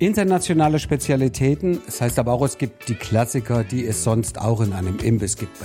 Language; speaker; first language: German; native; German